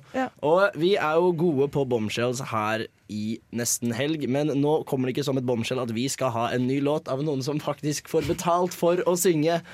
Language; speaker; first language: Norwegian; native; Norwegian